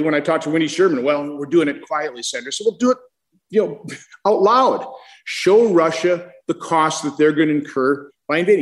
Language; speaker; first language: English; native; English